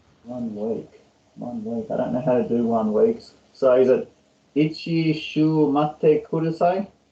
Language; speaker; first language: English; non-native, learner; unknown